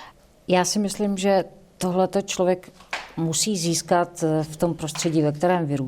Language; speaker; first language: Czech; native; Czech